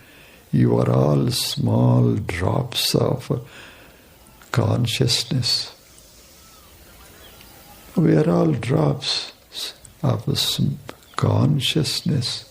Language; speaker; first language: English; non-native, local second language; Kannada